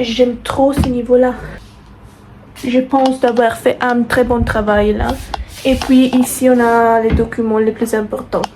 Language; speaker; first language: French; non-native, fluent; Italian